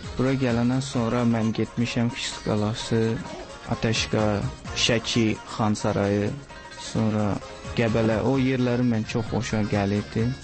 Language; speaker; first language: Azerbaijani; non-native, learner; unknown